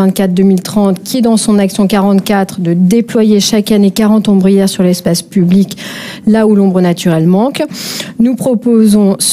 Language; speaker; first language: French; native; French